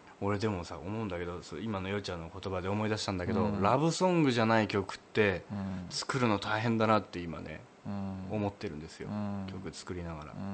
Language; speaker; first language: Japanese; native; Japanese